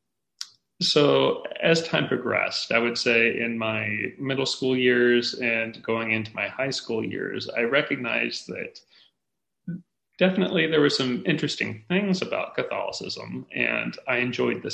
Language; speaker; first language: English; native; English